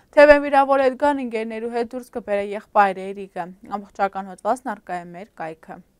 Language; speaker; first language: Armenian; early bilingual, heritage; Armenian